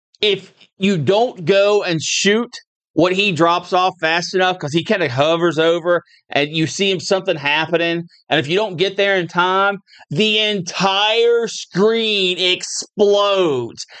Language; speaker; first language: English; native; English